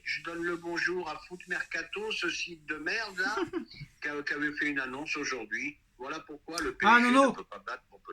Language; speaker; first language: French; native; French